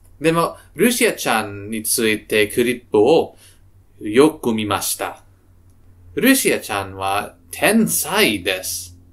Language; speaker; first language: Japanese; non-native, learner; English